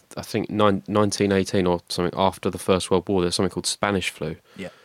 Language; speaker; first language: English; native; English